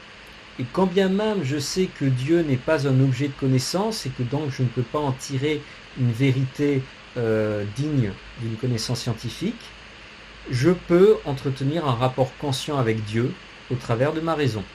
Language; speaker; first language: French; native; French